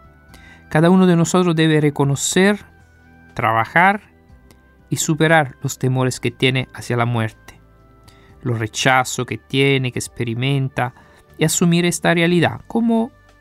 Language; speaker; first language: Spanish; non-native, fluent; Italian